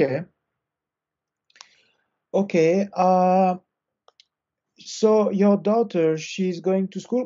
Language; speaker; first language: English; non-native, fluent; French